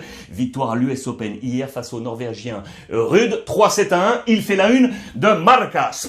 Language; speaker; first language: French; native; French